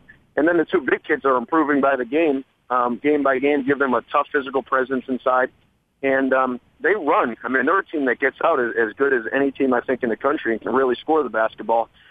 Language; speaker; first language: English; native; English